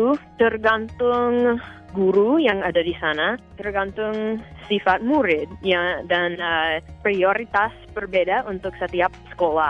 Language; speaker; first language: Indonesian; non-native, fluent; English